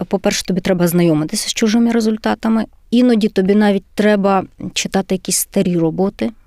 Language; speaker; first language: Ukrainian; native; Ukrainian